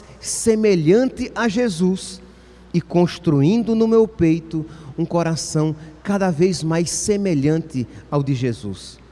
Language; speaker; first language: Portuguese; native; Portuguese